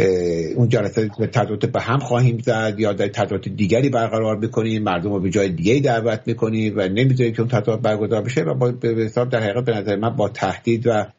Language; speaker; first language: Persian; native; Persian